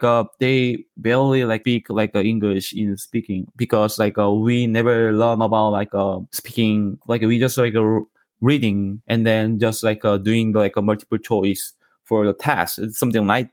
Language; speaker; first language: English; non-native, learner; Korean